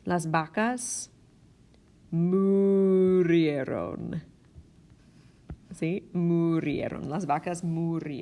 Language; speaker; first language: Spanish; non-native, fluent; English